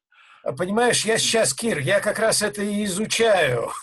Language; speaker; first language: Russian; native; Russian